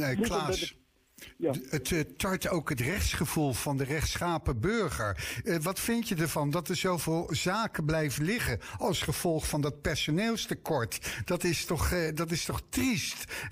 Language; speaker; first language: Dutch; native; Dutch